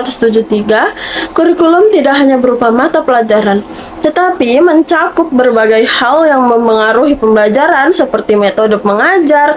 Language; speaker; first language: Indonesian; native; Indonesian